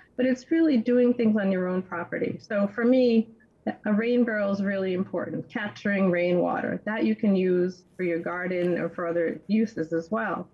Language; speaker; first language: English; native; English